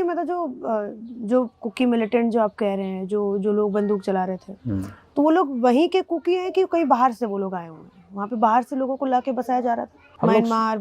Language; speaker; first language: Hindi; native; Hindi